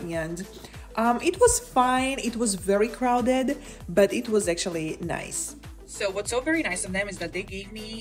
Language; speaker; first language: English; non-native, fluent; Hebrew